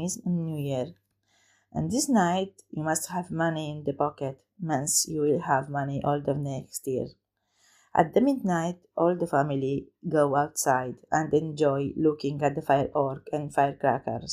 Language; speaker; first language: English; non-native, learner; Romanian